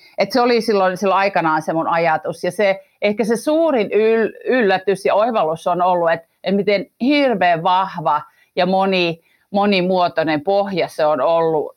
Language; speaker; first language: Finnish; native; Finnish